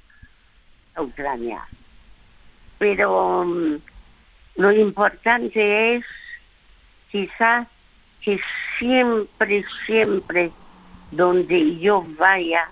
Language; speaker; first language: Spanish; early bilingual, other home language; French